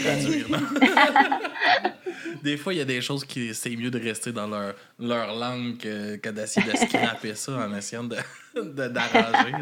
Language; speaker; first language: French; native; French